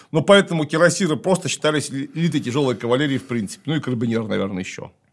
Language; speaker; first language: Russian; native; Russian